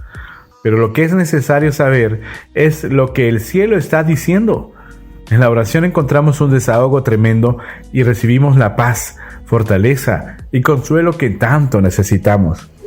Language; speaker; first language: Spanish; native; Spanish